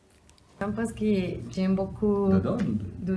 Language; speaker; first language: French; non-native, learner; Spanish